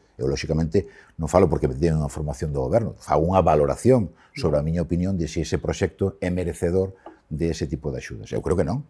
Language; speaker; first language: Galician; non-native, local second language; Spanish